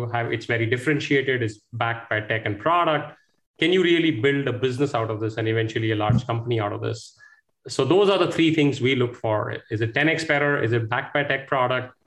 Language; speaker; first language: English; non-native, local second language; Hindi